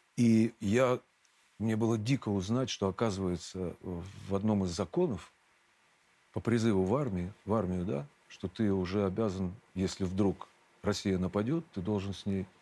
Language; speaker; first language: Russian; native; Russian